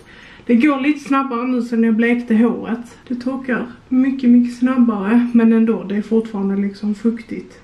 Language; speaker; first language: Swedish; native; Swedish